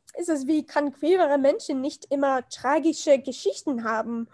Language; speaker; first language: German; non-native, learner; English